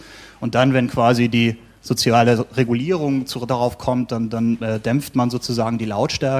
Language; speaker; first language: German; native; German